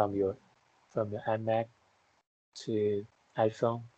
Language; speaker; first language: English; non-native, fluent; Chinese